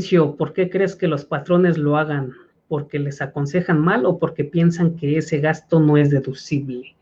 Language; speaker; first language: Spanish; native; Spanish